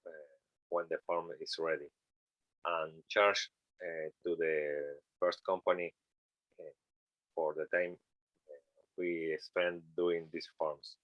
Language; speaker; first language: English; non-native, learner; Spanish